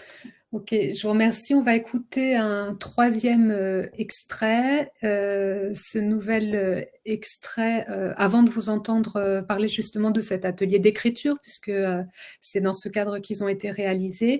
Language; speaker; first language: French; native; French